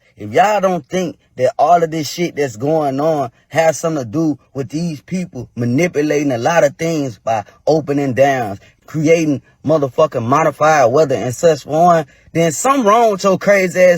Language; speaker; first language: English; native; English